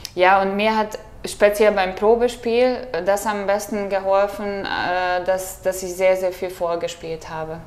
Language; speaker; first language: German; non-native, fluent; Hungarian